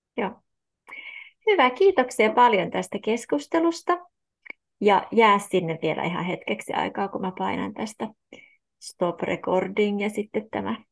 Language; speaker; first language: Finnish; native; Finnish